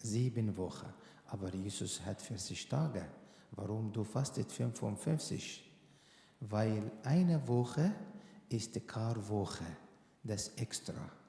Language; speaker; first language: German; non-native, learner; Arabic